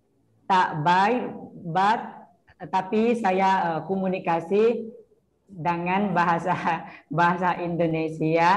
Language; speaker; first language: Indonesian; non-native, learner; Thai